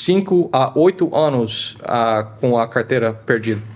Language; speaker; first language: Portuguese; early bilingual, heritage; Portuguese